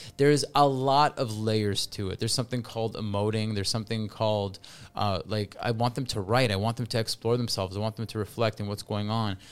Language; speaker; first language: English; early bilingual, other home language; Russian